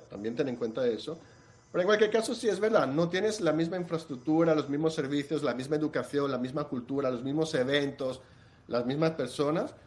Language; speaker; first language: Spanish; non-native, fluent; Italian